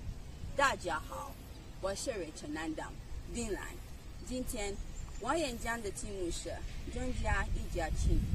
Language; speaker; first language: Chinese; non-native, learner; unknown